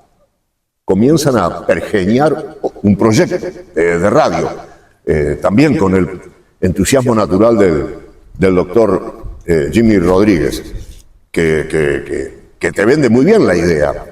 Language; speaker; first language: Spanish; native; Spanish